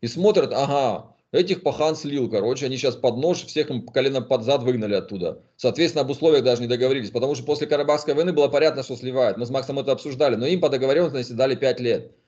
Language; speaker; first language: Russian; native; Russian